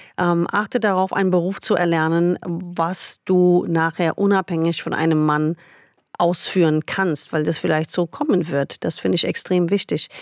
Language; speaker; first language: German; non-native, fluent; English